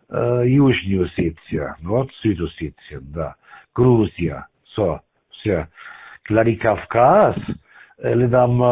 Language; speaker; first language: Russian; non-native, learner; German